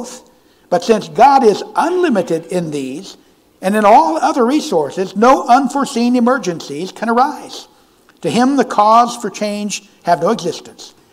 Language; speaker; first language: English; native; English